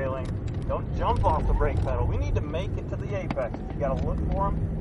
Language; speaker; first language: English; native; English